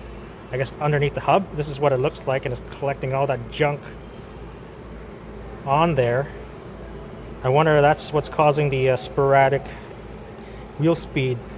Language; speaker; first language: English; native; English